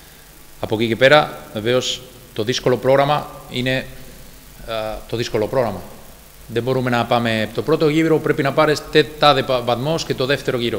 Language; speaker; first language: Greek; non-native, fluent; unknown